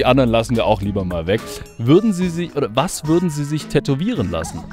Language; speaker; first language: German; native; German